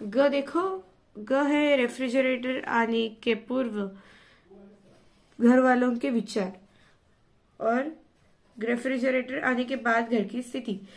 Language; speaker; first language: Hindi; non-native, local second language; Marathi